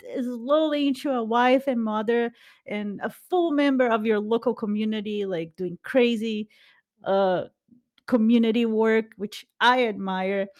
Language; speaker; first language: English; non-native, fluent; Portuguese